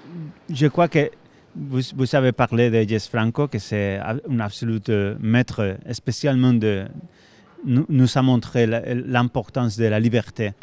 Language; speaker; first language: French; non-native, fluent; Spanish